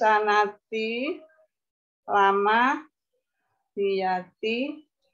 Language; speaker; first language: Arabic; non-native, learner; Indonesian